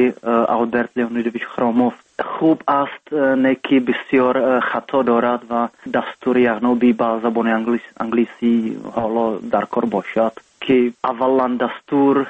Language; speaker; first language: Persian; non-native, learner; Czech